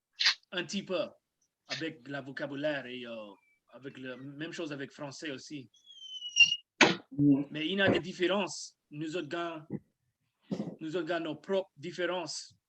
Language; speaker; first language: French; non-native, learner; English